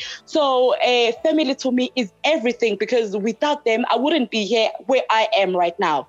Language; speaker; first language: English; non-native, local second language; Zulu